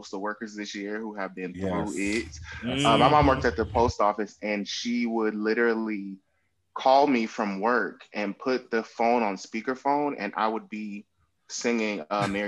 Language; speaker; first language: English; native; English